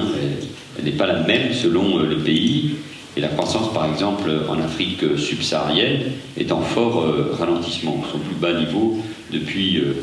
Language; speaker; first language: French; native; French